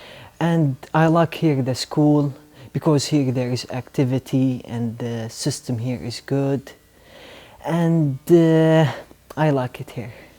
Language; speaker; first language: English; non-native, learner; Arabic